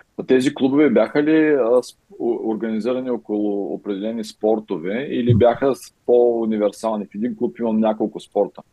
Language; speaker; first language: Bulgarian; native; Bulgarian